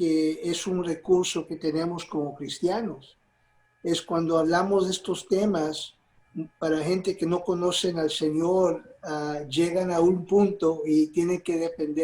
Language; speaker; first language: Spanish; early bilingual, heritage; Spanish